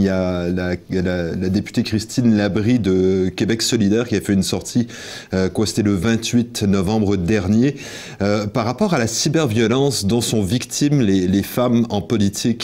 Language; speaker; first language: French; native; French